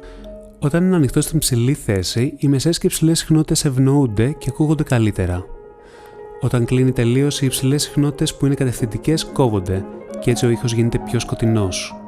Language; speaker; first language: Greek; native; Greek